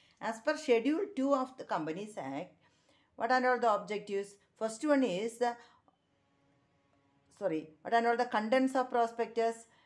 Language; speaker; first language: English; non-native, local second language; Tamil